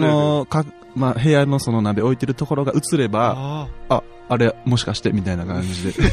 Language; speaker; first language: Japanese; native; Japanese